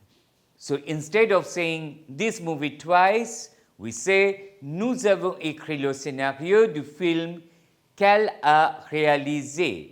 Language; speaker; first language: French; non-native, fluent; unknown